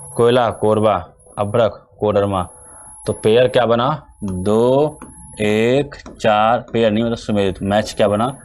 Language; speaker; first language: Hindi; native; Hindi